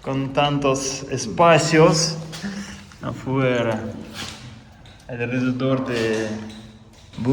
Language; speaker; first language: Spanish; non-native, fluent; Russian